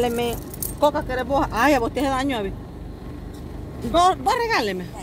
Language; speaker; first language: Spanish; native; Spanish